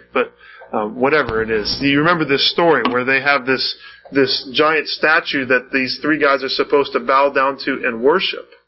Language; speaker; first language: English; native; English